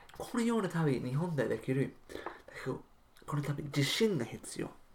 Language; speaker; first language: Japanese; non-native, learner; English